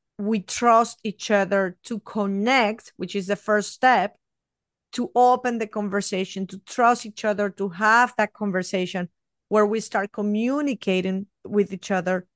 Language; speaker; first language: English; non-native, fluent; Spanish